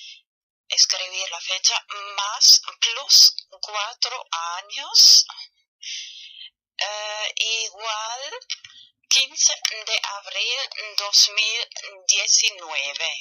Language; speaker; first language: Spanish; non-native, fluent; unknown